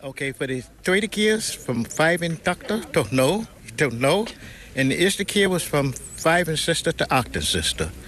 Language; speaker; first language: Dutch; non-native, learner; English